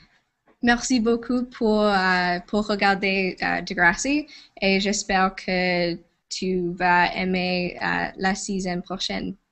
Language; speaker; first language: French; non-native, learner; English